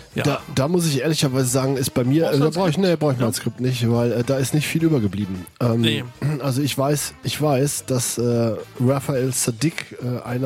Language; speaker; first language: German; native; German